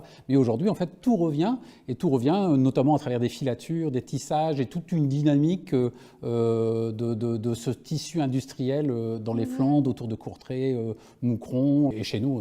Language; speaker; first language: French; native; French